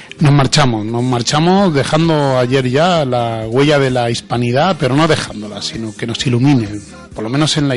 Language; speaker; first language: Spanish; native; Spanish